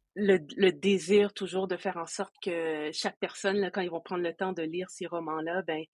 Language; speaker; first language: French; native; French